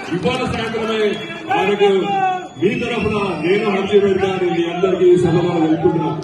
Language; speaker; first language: Telugu; native; Telugu